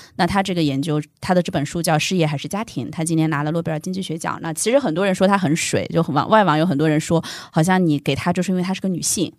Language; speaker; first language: Chinese; native; Chinese